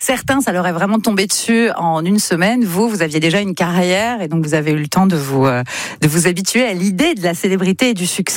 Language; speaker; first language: French; native; French